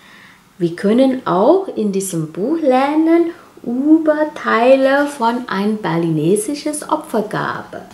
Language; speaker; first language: German; non-native, fluent; Indonesian